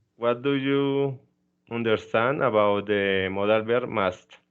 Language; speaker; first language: English; non-native, fluent; Spanish